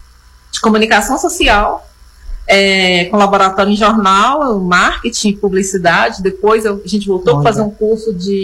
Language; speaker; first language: Portuguese; native; Portuguese